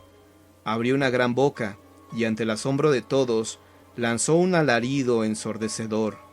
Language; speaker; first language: Spanish; native; Spanish